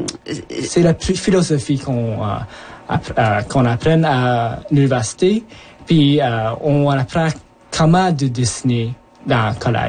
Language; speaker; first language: French; early bilingual, other home language; Japanese